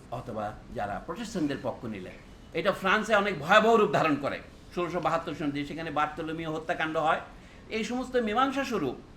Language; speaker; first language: Bangla; non-native, local second language; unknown